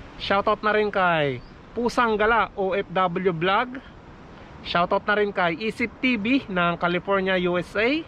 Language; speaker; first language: Filipino; native; Filipino